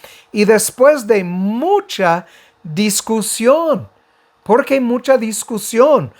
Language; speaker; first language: Spanish; non-native, fluent; English